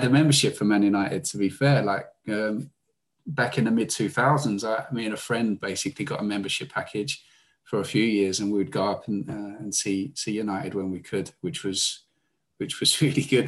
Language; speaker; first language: English; native; English